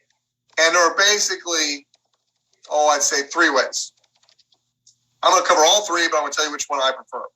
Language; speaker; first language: English; native; English